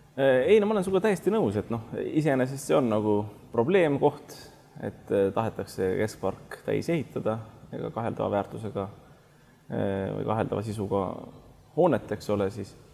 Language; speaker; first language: Estonian; native; Estonian